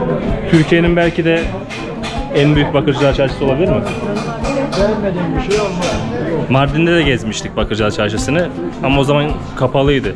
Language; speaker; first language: Turkish; native; Turkish